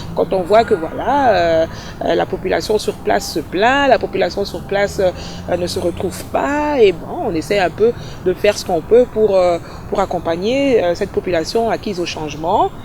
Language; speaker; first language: French; native; French